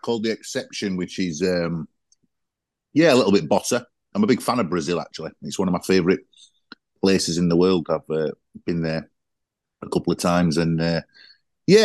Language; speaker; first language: English; native; English